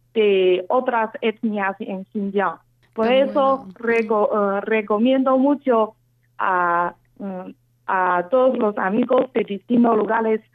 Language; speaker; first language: Spanish; non-native, fluent; Chinese